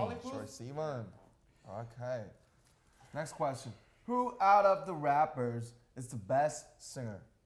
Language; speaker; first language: English; non-native, fluent; Korean